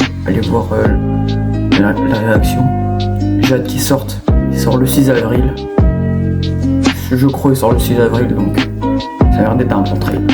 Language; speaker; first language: French; native; French